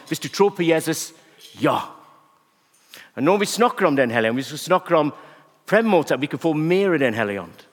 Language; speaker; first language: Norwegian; non-native, fluent; English